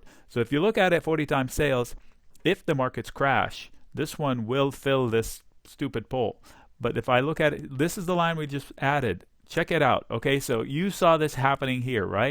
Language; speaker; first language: English; native; English